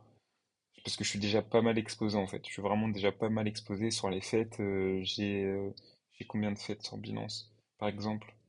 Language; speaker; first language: French; native; French